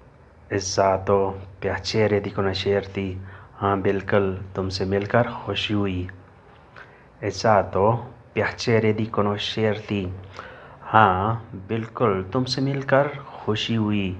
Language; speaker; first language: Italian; non-native, learner; Urdu